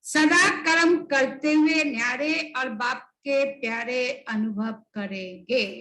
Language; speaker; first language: Hindi; non-native, local second language; Bangla